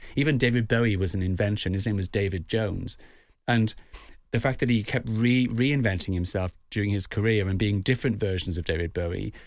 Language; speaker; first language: English; native; English